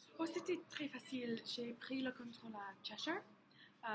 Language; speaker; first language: French; non-native, learner; English